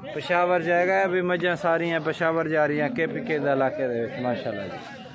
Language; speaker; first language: Urdu; non-native, local second language; Punjabi